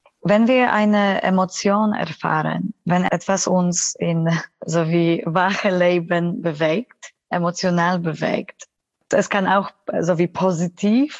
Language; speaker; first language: German; non-native, fluent; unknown